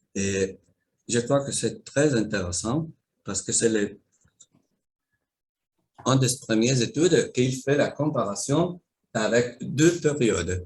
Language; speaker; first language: French; non-native, learner; Spanish